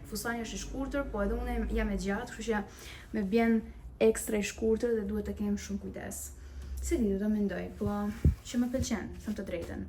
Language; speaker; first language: Albanian; early bilingual, heritage; Albanian